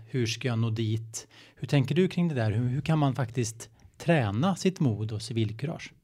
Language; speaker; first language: Swedish; native; Swedish